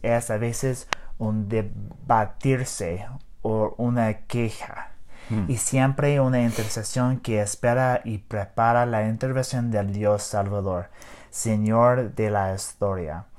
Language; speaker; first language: Spanish; non-native, learner; English